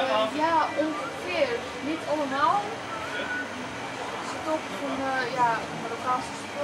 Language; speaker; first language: Dutch; early bilingual, other home language; Turkish